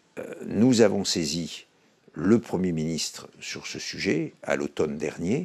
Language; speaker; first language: French; native; French